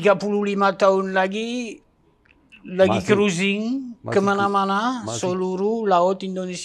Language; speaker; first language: Indonesian; non-native, learner; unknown